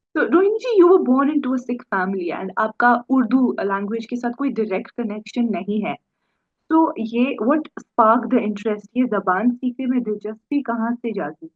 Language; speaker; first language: Urdu; non-native, local second language; Kashmiri